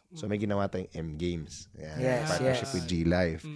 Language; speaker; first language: Filipino; non-native, local second language; Cebuano